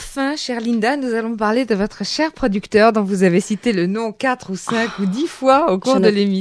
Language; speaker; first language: French; native; French